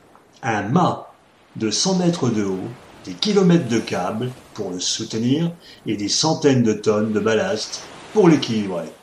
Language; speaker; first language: French; native; French